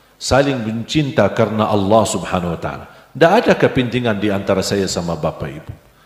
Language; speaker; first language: Indonesian; non-native, fluent; Arabic